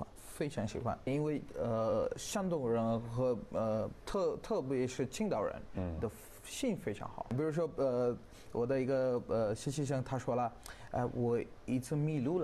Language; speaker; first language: Chinese; non-native, learner; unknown